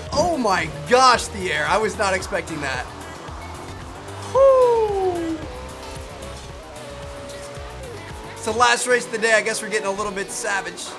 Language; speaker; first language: English; native; English